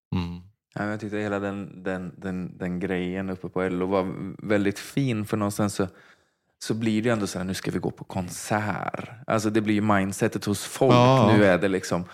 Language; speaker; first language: Swedish; native; Swedish